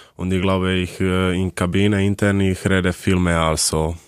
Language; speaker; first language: German; non-native, learner; Croatian